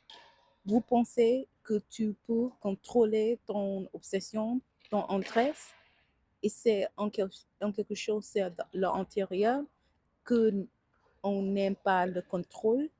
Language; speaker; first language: French; non-native, learner; English